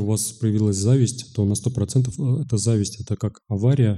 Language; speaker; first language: Russian; native; Russian